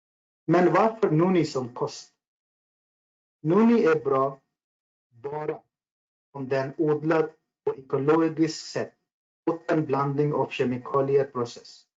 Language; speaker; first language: Swedish; non-native, fluent; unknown